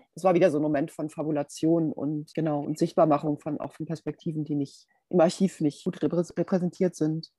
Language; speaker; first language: German; native; German